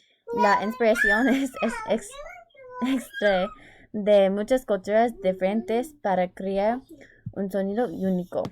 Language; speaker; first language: Spanish; non-native, learner; English